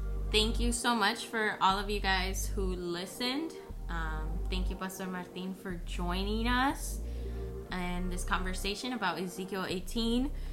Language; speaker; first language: English; early bilingual, other home language; Spanish